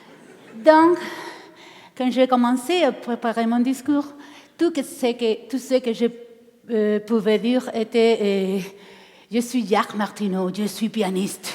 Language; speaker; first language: French; non-native, learner; Spanish